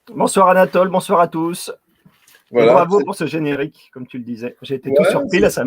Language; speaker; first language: French; native; French